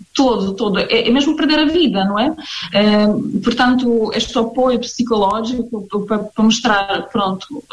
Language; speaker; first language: Portuguese; non-native, fluent; Ukrainian